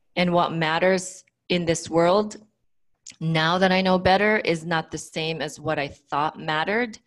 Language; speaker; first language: English; non-native, local second language; Filipino